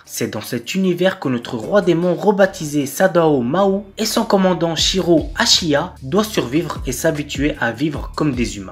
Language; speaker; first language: French; native; French